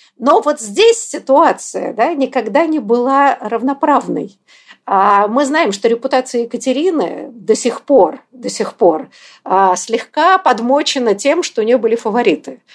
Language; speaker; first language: Russian; native; Russian